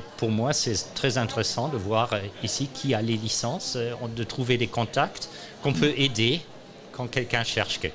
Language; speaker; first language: French; non-native, learner; German